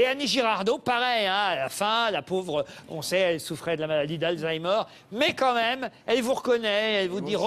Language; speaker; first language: French; native; French